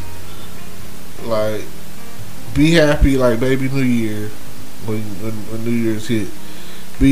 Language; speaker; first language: English; native; English